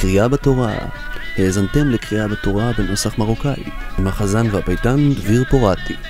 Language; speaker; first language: Hebrew; native; Hebrew